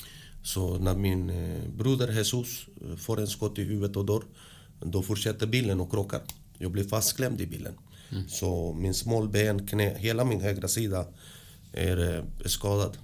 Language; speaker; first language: Swedish; early bilingual, other home language; Spanish